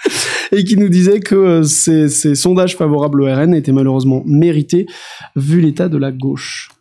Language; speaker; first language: French; native; French